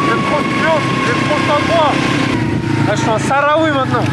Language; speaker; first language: French; native; French